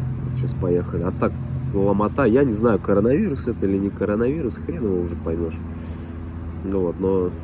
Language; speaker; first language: Russian; native; Russian